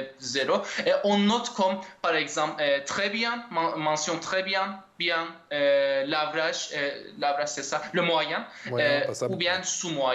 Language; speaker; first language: French; non-native, fluent; Turkish